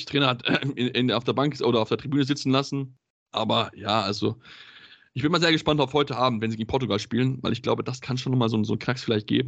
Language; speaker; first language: German; native; German